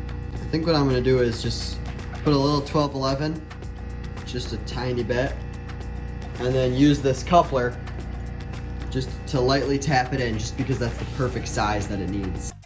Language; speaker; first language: English; native; English